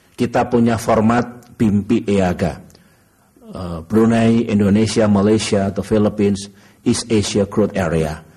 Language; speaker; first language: Indonesian; native; Indonesian